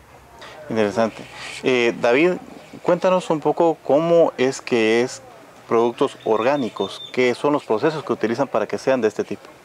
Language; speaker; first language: Spanish; native; Spanish